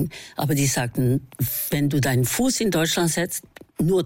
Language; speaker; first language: German; non-native, fluent; Norwegian